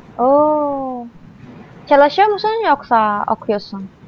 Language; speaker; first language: Turkish; non-native, learner; Indonesian